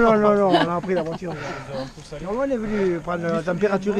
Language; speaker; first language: French; native; French